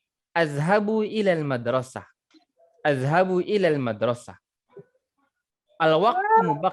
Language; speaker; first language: Arabic; non-native, fluent; Indonesian